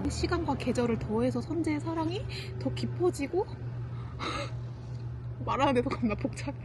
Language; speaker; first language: Korean; native; Korean